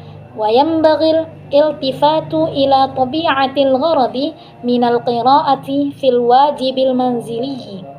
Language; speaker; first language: Arabic; non-native, learner; Indonesian